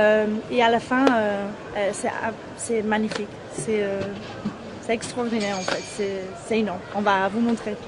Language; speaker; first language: French; non-native, fluent; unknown